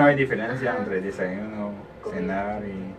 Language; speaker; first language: Spanish; non-native, learner; French